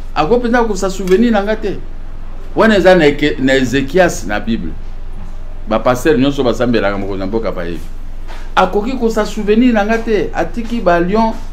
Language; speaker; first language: Lingala; native; Lingala